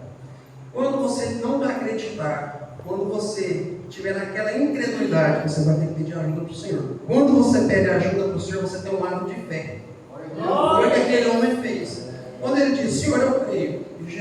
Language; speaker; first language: Portuguese; native; Portuguese